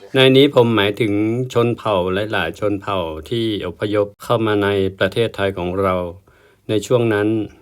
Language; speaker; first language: Thai; native; Thai